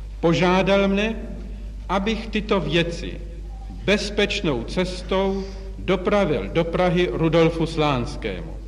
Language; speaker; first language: Czech; native; Czech